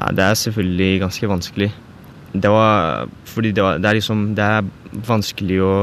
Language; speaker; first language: Norwegian; early bilingual, other home language; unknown